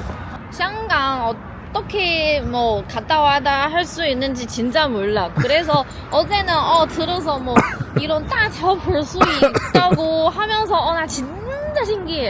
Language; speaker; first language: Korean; non-native, learner; Chinese